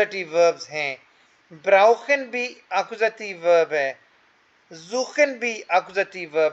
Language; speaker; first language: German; non-native, fluent; Hindi